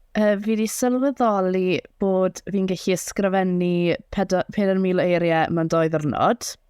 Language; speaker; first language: Welsh; native; Welsh